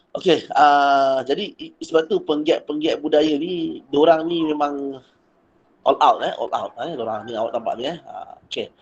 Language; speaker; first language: Malay; native; Malay